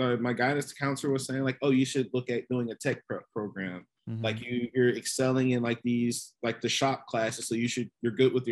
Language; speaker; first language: English; native; English